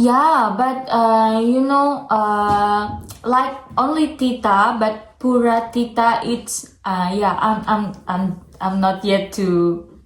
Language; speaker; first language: English; non-native, learner; Indonesian